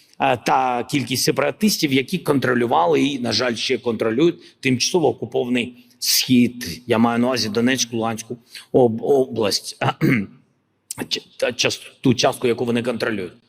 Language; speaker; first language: Ukrainian; non-native, local second language; Russian